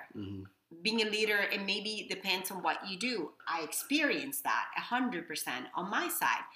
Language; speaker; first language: English; non-native, fluent; Spanish